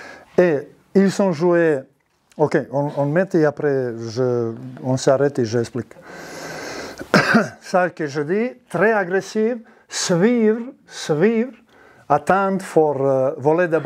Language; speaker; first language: French; non-native, learner; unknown